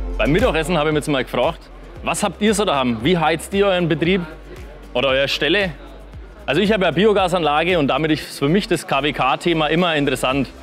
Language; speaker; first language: German; native; German